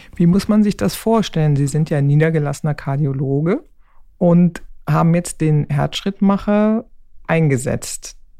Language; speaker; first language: German; native; German